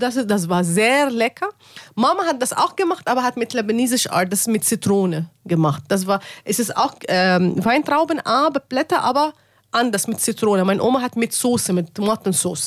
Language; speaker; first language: German; non-native, learner; Arabic